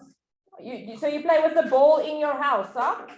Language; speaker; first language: English; non-native, fluent; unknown